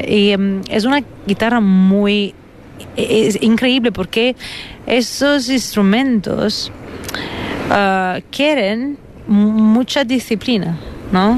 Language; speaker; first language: Spanish; non-native, fluent; Italian